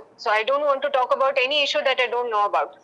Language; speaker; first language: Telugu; non-native, learner; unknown